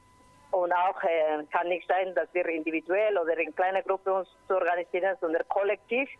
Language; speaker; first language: German; non-native, learner; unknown